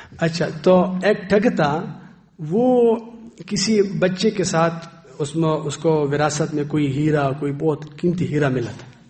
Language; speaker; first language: Urdu; non-native, local second language; Pashto